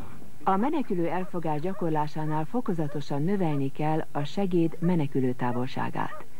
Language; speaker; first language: Hungarian; native; Hungarian